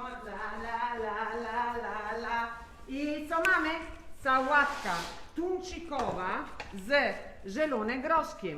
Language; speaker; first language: Polish; non-native, learner; Italian